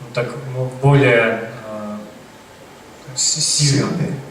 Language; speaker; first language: Russian; native; Russian